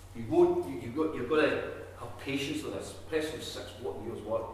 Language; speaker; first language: English; native; English